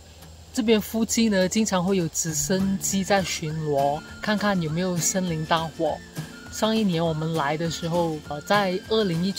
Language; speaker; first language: Chinese; native; Chinese